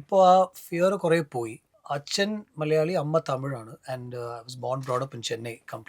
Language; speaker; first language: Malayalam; early bilingual, heritage; Malayalam